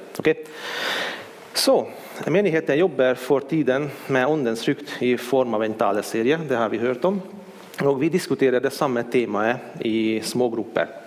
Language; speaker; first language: Swedish; non-native, fluent; Hungarian